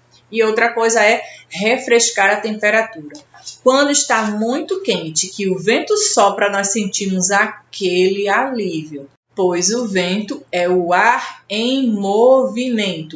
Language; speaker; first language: Portuguese; native; Portuguese